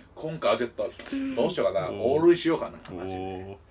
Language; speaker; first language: Japanese; non-native, fluent; Chinese